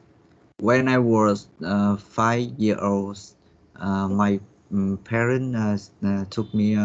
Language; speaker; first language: English; non-native, learner; Vietnamese